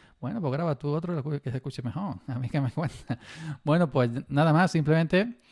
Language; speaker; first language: Spanish; native; Spanish